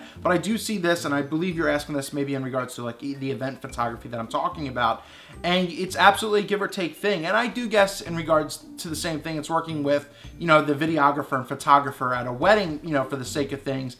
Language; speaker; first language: English; native; English